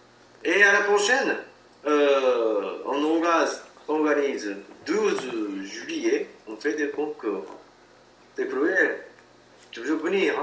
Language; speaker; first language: French; non-native, learner; Japanese